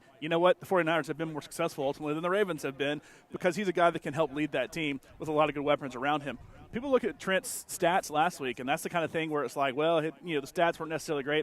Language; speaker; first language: English; native; English